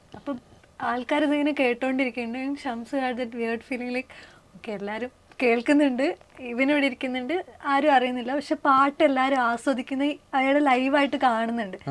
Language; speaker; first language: Malayalam; native; Malayalam